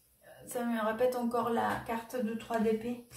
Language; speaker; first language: French; non-native, fluent; Spanish